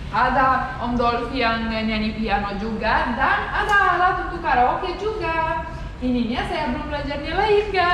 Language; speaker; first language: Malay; non-native, fluent; English